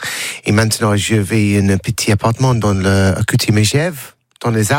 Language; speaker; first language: French; non-native, learner; English